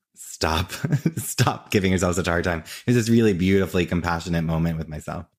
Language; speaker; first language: English; native; English